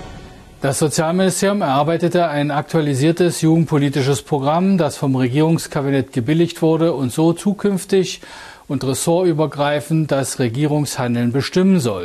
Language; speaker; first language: German; native; German